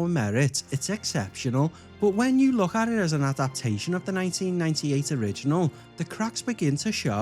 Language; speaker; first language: English; native; English